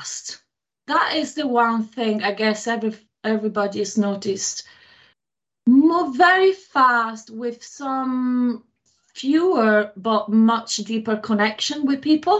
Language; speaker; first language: English; non-native, fluent; Italian